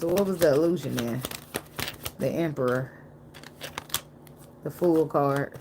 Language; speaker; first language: English; native; English